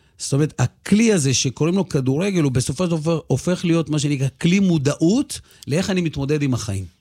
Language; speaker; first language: Hebrew; early bilingual, other home language; Russian